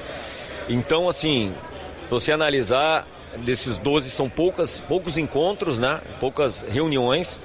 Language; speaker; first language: Portuguese; native; Portuguese